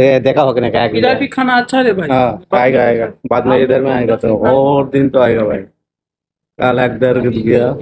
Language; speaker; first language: Hindi; non-native, learner; Bangla